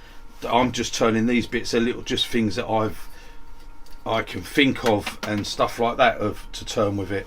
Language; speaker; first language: English; native; English